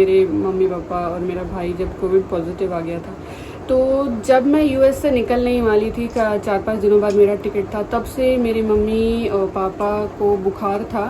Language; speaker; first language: Hindi; non-native, local second language; Marathi